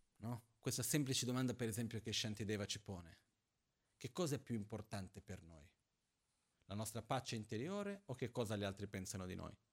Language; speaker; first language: Italian; non-native, fluent; Portuguese